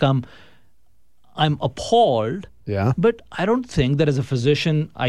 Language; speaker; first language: English; non-native, local second language; Urdu